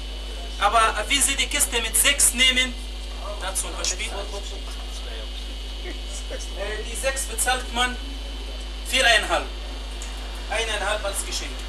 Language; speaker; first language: German; non-native, fluent; Arabic